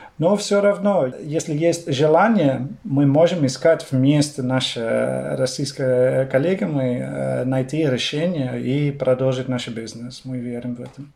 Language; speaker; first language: Russian; non-native, fluent; Dutch